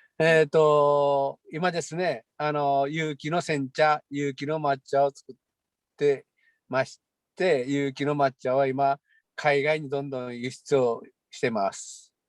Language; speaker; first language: Japanese; native; Japanese